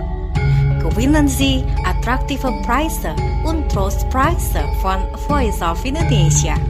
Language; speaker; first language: German; non-native, fluent; Indonesian